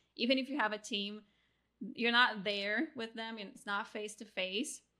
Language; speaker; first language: English; non-native, fluent; Portuguese